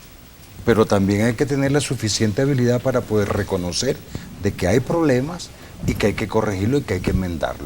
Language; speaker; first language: Spanish; native; Spanish